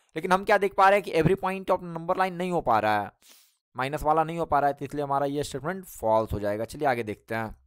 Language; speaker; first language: Hindi; native; Hindi